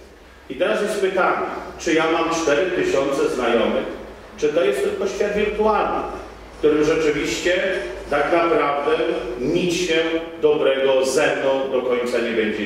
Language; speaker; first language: Polish; native; Polish